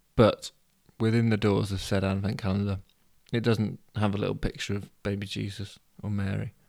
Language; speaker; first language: English; native; English